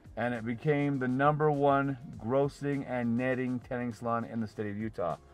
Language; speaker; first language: English; native; English